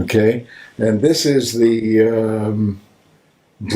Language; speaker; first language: English; native; English